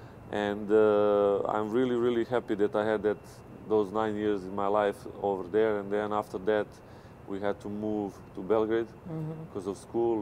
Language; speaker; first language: English; non-native, fluent; Serbian